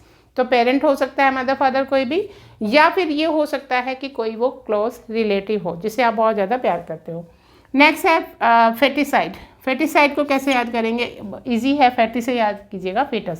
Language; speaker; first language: Hindi; native; Hindi